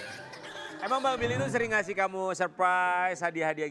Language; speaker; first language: Indonesian; native; Indonesian